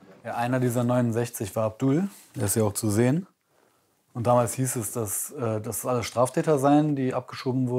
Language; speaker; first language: German; native; German